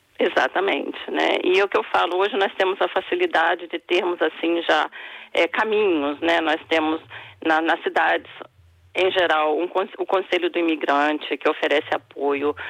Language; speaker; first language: Portuguese; native; Portuguese